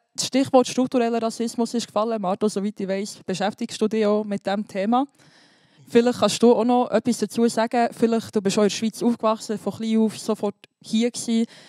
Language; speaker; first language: German; non-native, local second language; Albanian